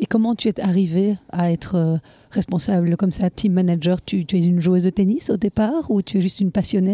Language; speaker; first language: French; native; French